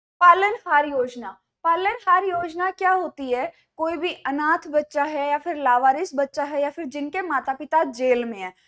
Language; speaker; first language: Hindi; native; Hindi